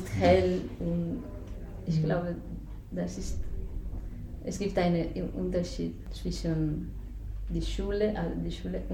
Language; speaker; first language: German; non-native, fluent; Spanish